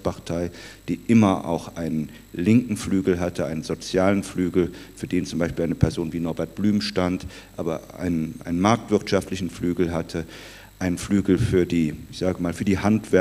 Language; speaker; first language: German; native; German